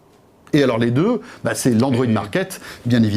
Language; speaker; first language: French; native; French